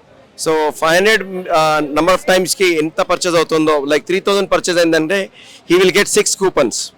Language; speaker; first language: Telugu; native; Telugu